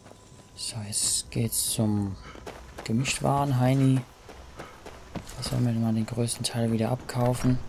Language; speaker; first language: German; native; German